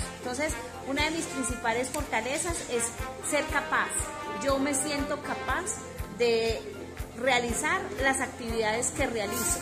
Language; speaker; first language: Spanish; native; Spanish